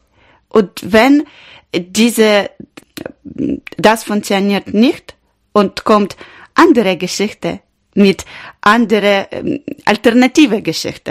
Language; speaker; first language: German; non-native, learner; Ukrainian